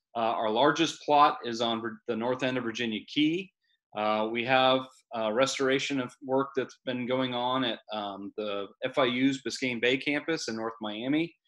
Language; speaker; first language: English; native; English